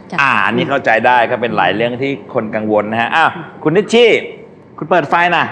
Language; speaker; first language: Thai; native; Thai